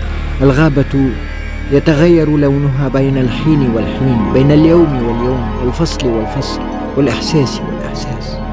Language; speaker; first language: Arabic; native; Arabic